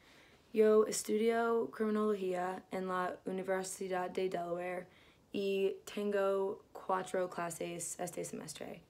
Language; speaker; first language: Spanish; non-native, learner; English